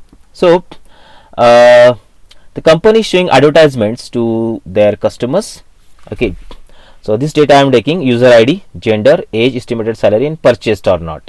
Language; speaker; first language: English; non-native, local second language; Marathi